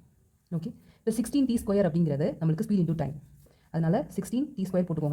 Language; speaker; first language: Tamil; native; Tamil